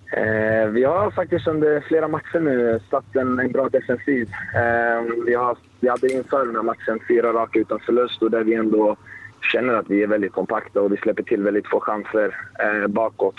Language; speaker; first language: Swedish; native; Swedish